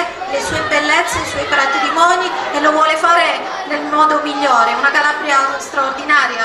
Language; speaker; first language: Italian; native; Italian